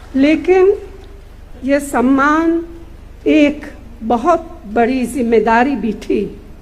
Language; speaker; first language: Hindi; non-native, fluent; Italian